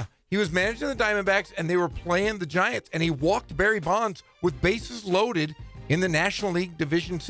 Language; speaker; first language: English; native; English